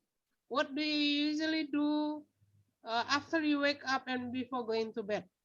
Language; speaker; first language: English; non-native, fluent; Indonesian